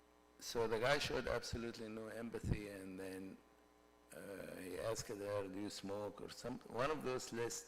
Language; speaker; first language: English; non-native, fluent; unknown